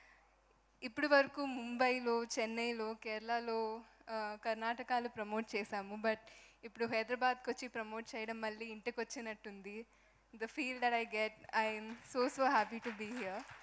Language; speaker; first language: Telugu; non-native, fluent; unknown